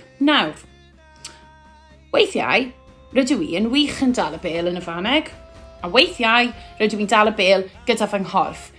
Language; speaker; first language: Welsh; native; Welsh